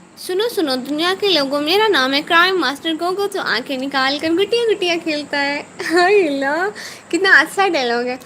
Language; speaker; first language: Urdu; native; Urdu